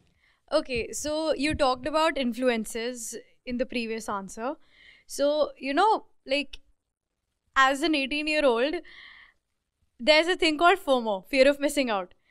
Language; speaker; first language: English; non-native, local second language; Hindi